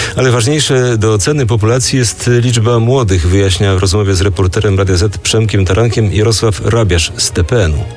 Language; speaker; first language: Polish; native; Polish